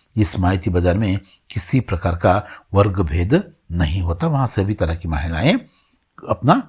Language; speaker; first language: Hindi; non-native, local second language; Kannada